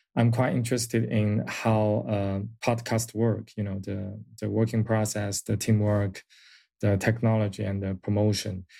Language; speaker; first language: English; non-native, fluent; Chinese